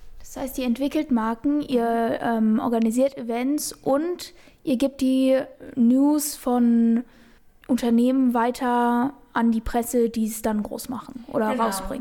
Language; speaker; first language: German; native; German